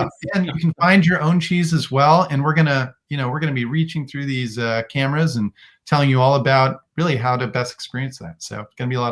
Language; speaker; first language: English; native; English